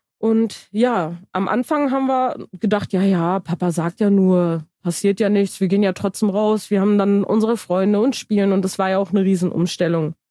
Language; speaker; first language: German; early bilingual, other home language; Turkish